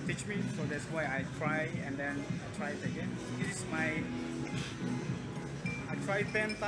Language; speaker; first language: English; non-native, learner; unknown